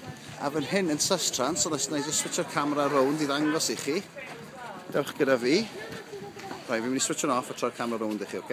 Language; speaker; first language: Welsh; native; Welsh